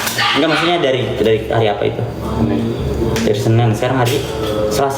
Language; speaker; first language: Indonesian; native; Indonesian